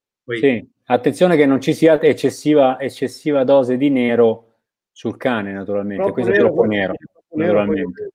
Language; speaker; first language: Italian; native; Italian